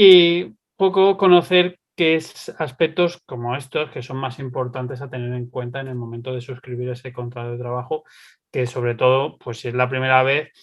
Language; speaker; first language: Spanish; native; Spanish